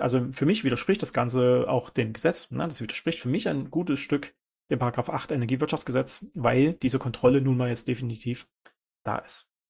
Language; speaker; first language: German; native; German